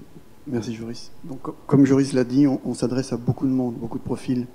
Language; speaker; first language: French; native; French